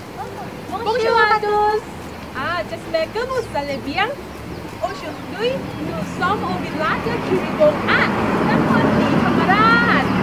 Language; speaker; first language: French; non-native, learner; Thai